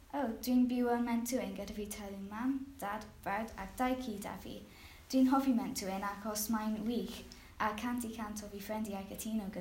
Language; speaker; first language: Welsh; non-native, learner; English